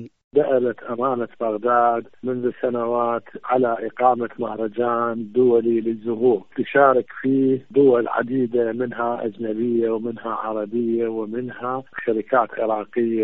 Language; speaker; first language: Arabic; native; Arabic